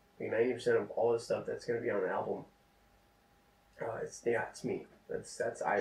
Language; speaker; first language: English; non-native, fluent; Czech